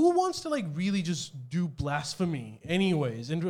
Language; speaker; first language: English; non-native, local second language; Urdu